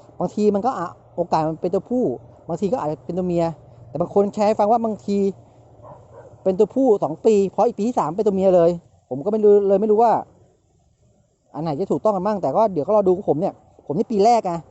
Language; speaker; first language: Thai; native; Thai